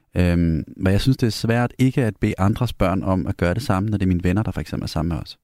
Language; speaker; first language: Danish; native; Danish